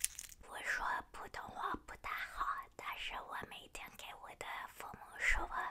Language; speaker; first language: Chinese; early bilingual, heritage; Chinese